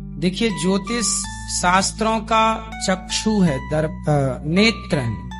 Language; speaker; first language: Hindi; native; Hindi